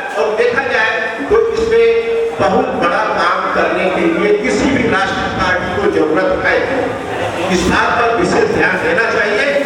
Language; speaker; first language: Hindi; native; Hindi